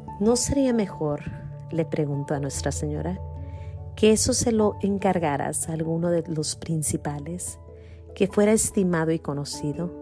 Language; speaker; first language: Spanish; native; Spanish